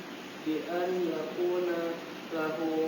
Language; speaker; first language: Arabic; non-native, learner; Indonesian